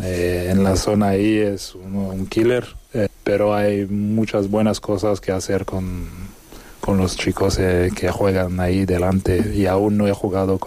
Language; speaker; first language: Spanish; non-native, fluent; French